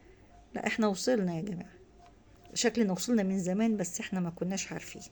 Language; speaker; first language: Arabic; native; Arabic